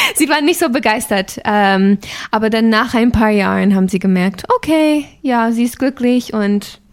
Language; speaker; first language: German; non-native, fluent; English